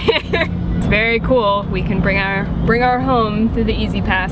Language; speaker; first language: English; native; English